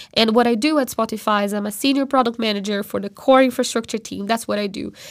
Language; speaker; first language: English; non-native, fluent; Portuguese